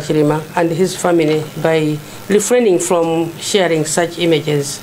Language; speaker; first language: English; non-native, local second language; Nyanja